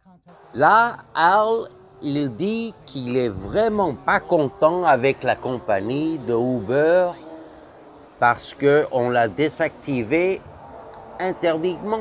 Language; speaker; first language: French; non-native, fluent; English